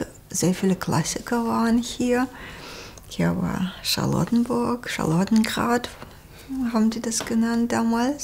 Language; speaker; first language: German; non-native, fluent; Russian